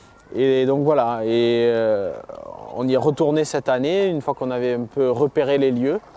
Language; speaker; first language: French; native; French